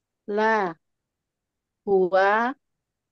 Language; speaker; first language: Arabic; non-native, learner; Indonesian